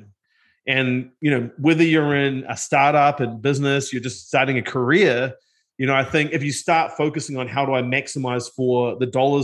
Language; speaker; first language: English; native; English